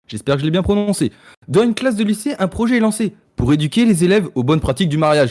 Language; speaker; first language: French; native; French